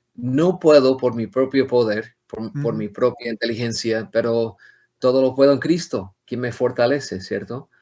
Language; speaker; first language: Spanish; non-native, fluent; English